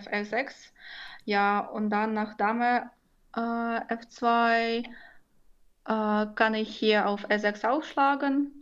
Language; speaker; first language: German; non-native, fluent; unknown